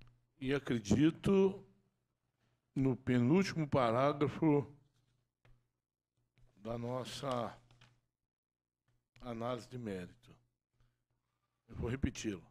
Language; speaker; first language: Portuguese; native; Portuguese